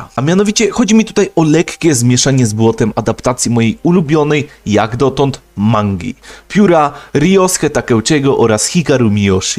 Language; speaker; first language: Polish; native; Polish